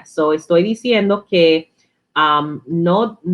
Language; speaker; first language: Spanish; non-native, learner; English